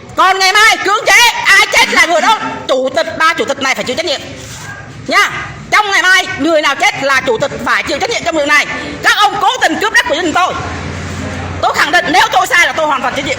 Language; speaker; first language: Vietnamese; non-native, local second language; Jarai